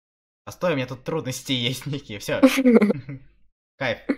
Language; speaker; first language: Russian; native; Russian